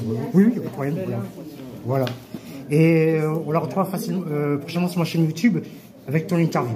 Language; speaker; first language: French; native; French